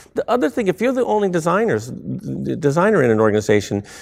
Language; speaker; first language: English; native; English